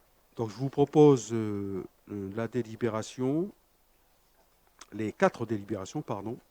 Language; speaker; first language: French; native; French